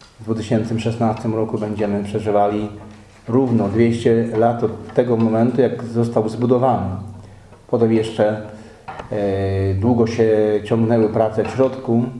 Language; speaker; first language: Polish; native; Polish